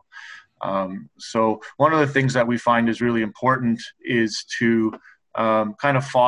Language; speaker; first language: English; native; English